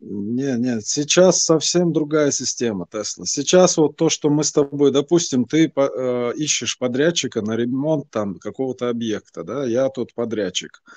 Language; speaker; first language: Russian; non-native, local second language; Chechen